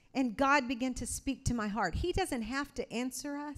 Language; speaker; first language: English; native; English